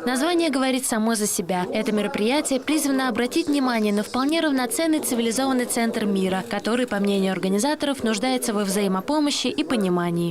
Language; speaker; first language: Russian; native; Russian